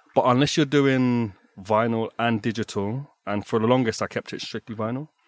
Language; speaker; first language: English; native; English